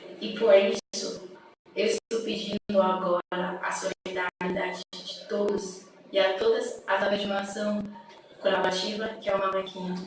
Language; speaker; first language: Portuguese; non-native, fluent; Haitian Creole